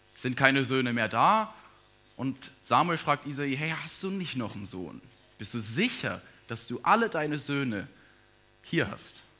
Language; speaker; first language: German; native; German